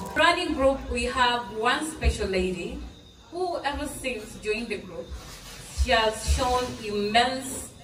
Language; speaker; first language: English; non-native, local second language; Swahili